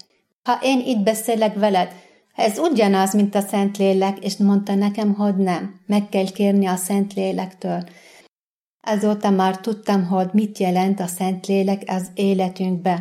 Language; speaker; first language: Hungarian; non-native, fluent; Arabic